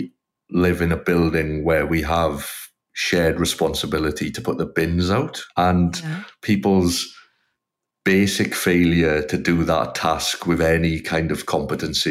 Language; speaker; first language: English; native; English